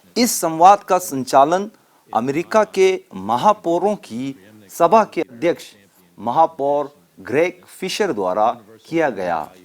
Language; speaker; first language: Hindi; non-native, local second language; Tibetan